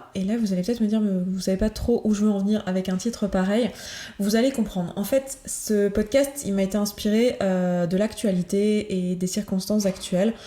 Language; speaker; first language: French; native; French